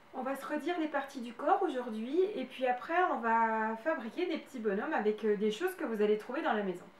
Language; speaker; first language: French; native; French